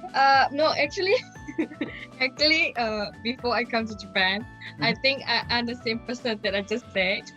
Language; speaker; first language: English; non-native, local second language; Chinese